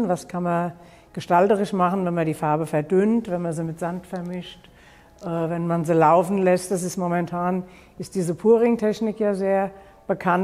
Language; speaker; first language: German; native; German